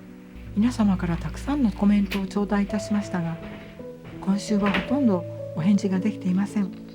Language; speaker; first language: Japanese; native; Japanese